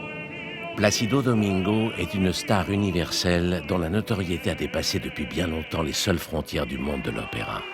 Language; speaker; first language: French; native; French